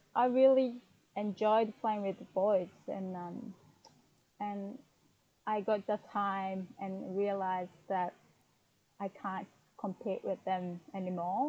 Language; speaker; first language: English; non-native, fluent; Japanese